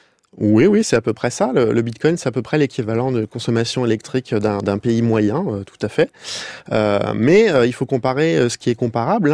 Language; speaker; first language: French; native; French